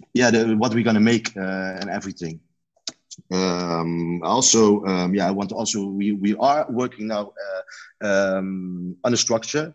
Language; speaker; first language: English; non-native, learner; Dutch